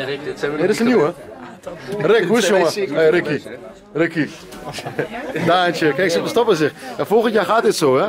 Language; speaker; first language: Dutch; native; Dutch